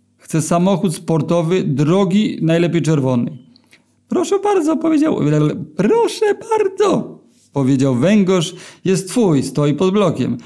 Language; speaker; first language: Polish; native; Polish